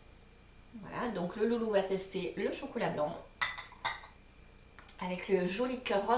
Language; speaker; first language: French; native; French